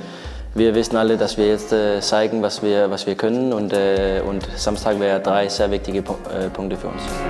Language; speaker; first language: German; non-native, learner; Danish